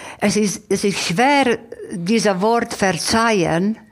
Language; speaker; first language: German; non-native, fluent; Hungarian